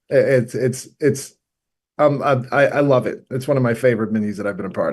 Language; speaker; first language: English; native; English